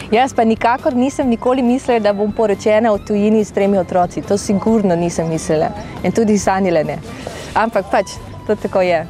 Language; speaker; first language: Slovenian; non-native, fluent; Dutch